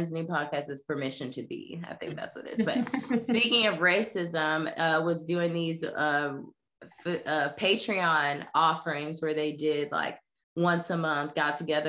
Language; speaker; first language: English; native; English